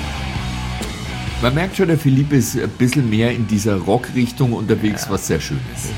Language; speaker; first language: German; native; German